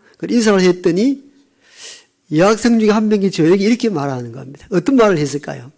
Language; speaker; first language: Korean; native; Korean